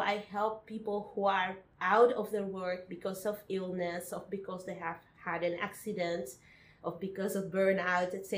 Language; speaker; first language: English; non-native, fluent; Spanish